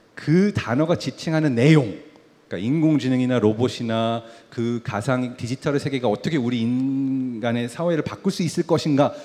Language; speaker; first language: Korean; early bilingual, heritage; Korean